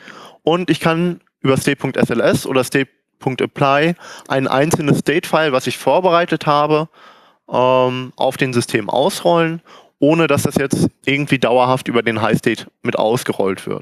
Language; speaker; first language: German; native; German